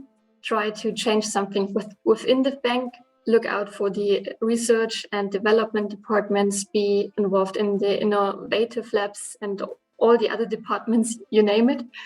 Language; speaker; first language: English; non-native, fluent; German